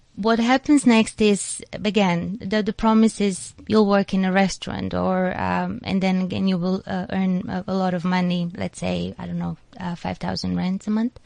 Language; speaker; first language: English; non-native, fluent; Macedonian